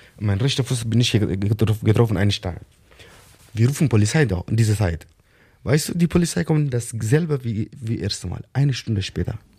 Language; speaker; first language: German; non-native, learner; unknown